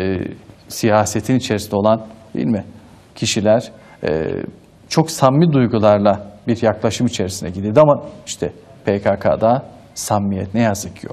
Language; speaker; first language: Turkish; native; Turkish